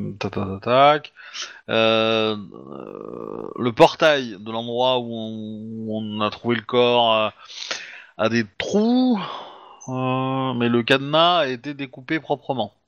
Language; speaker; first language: French; native; French